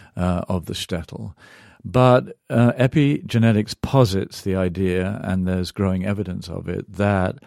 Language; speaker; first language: English; native; English